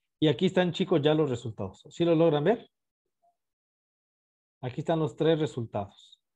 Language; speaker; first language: Spanish; native; Spanish